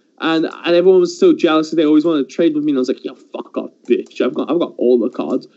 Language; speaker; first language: English; early bilingual, other home language; Persian